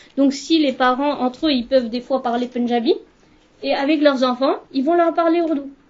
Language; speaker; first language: French; early bilingual, other home language; Punjabi